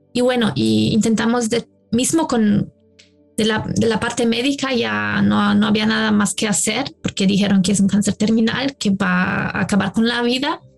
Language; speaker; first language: Spanish; non-native, fluent; German